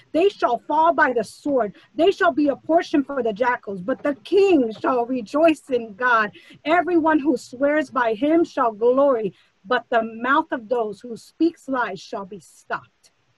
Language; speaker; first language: English; early bilingual, other home language; Spanish